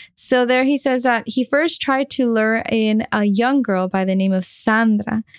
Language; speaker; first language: English; early bilingual, other home language; Spanish